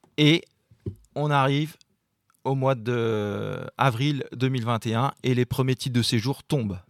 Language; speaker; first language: French; native; French